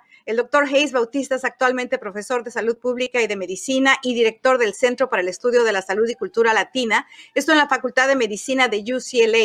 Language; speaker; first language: Spanish; native; Spanish